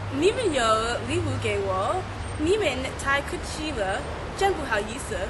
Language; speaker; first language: Chinese; non-native, learner; English